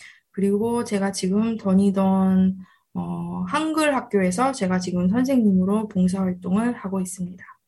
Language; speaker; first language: Korean; early bilingual, heritage; Korean